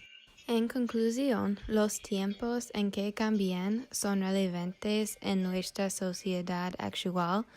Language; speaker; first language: Spanish; non-native, learner; English